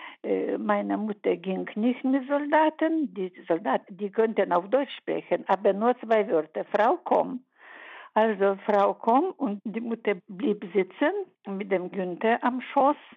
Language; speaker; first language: German; early bilingual, heritage; German